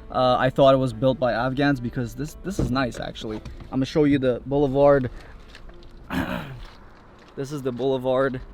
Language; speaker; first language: English; early bilingual, heritage; English